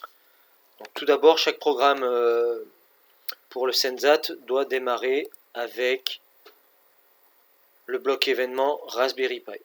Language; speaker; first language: French; native; French